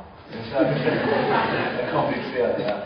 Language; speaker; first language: German; non-native, fluent; Chinese